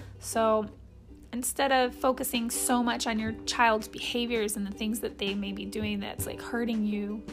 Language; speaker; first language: English; native; English